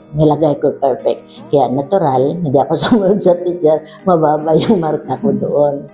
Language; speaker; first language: Filipino; non-native, local second language; Bikol